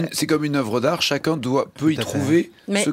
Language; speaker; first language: French; native; French